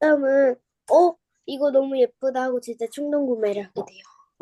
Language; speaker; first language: Korean; native; Korean